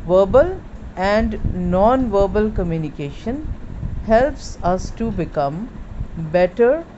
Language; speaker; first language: English; non-native, local second language; Punjabi